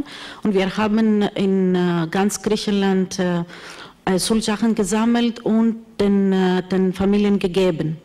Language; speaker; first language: German; non-native, fluent; Greek